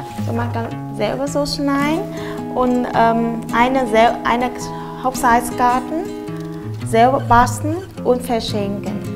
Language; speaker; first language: German; non-native, fluent; Vietnamese